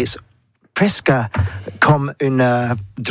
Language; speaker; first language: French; non-native, learner; English